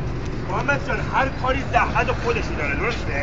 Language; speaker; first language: Persian; native; Persian